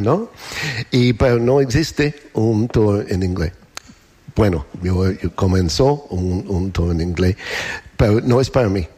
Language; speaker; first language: Spanish; non-native, learner; English